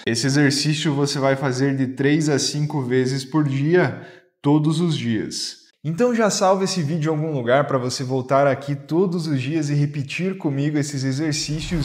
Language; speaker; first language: Portuguese; native; Portuguese